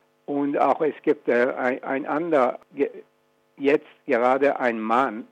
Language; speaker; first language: German; non-native, fluent; Persian